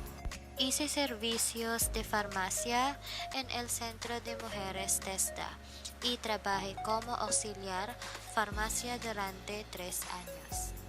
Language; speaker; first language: Spanish; non-native, learner; Filipino